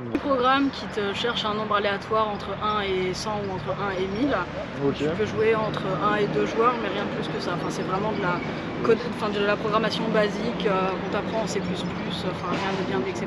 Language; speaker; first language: French; native; French